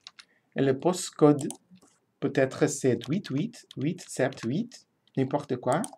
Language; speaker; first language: French; non-native, fluent; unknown